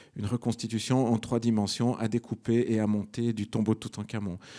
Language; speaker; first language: French; native; French